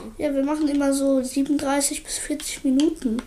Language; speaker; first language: German; native; German